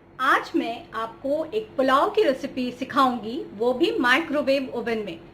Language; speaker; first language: Hindi; non-native, local second language; Bangla